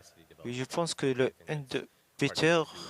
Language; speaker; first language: French; non-native, learner; Arabic